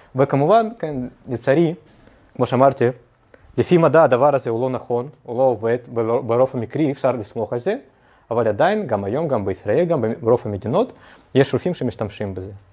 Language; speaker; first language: Hebrew; non-native, fluent; Russian